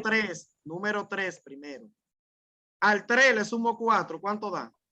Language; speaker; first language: Spanish; native; Spanish